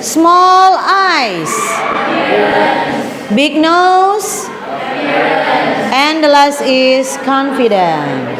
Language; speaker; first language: English; non-native, fluent; Indonesian